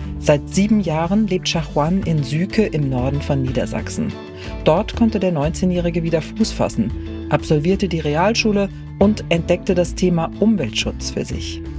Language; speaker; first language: German; native; German